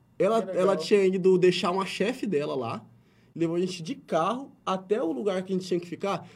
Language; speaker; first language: Portuguese; native; Portuguese